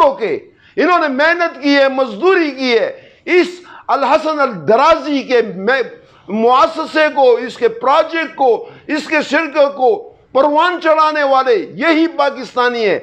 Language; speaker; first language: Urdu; non-native, local second language; Pashto